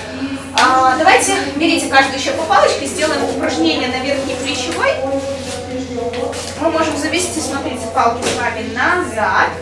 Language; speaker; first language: Russian; native; Russian